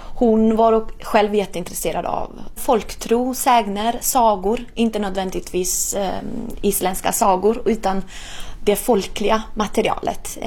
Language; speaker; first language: Swedish; non-native, fluent; Italian